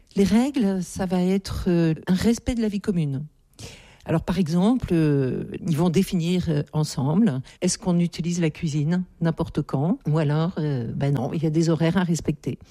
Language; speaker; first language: French; native; French